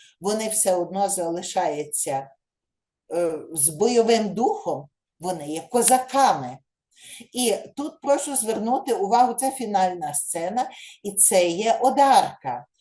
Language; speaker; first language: Ukrainian; native; Ukrainian